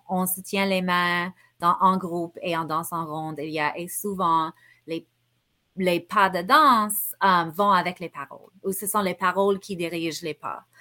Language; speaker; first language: French; non-native, fluent; English